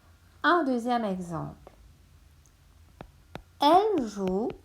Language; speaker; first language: French; non-native, local second language; Morisyen